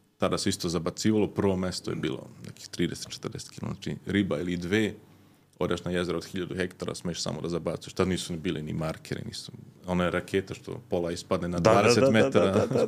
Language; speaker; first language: Serbian; early bilingual, heritage; Serbian